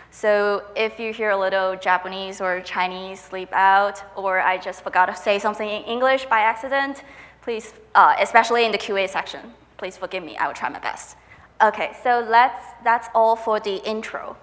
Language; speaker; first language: English; non-native, fluent; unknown